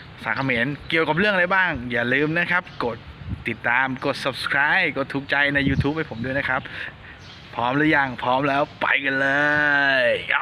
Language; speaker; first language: Thai; non-native, local second language; Northern Khmer